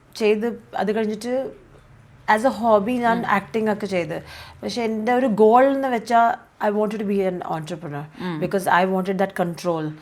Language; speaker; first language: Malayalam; early bilingual, heritage; Malayalam